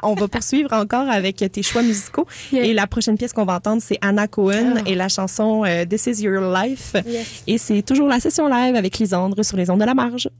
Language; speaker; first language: French; native; French